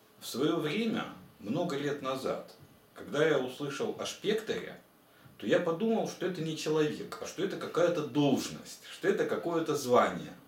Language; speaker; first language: Russian; native; Russian